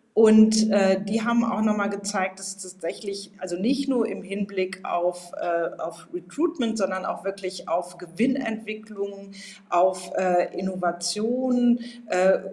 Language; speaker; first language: German; native; German